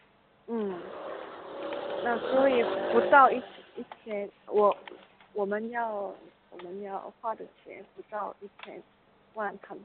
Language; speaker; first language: Chinese; non-native, learner; Korean